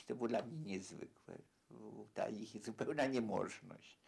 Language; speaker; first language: Polish; native; Polish